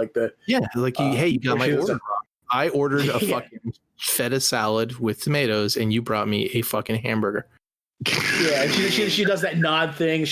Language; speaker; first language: English; native; English